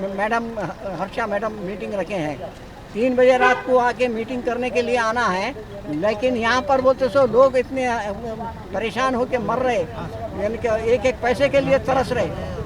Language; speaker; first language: Hindi; non-native, local second language; Urdu